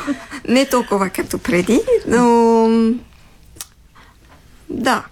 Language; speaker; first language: Bulgarian; non-native, fluent; French